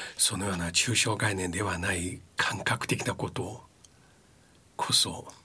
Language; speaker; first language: Japanese; non-native, fluent; Chinese